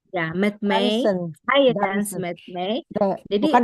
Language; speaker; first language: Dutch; non-native, learner; Indonesian